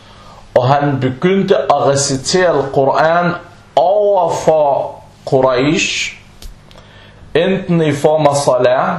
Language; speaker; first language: Danish; non-native, fluent; Arabic